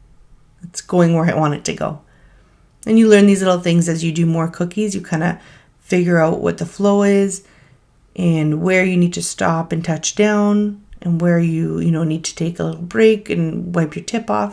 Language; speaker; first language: English; native; English